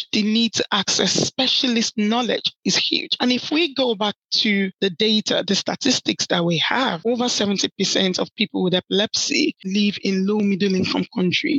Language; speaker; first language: English; non-native, local second language; Yoruba